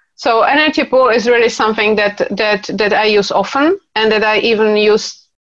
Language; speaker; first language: English; non-native, fluent; Czech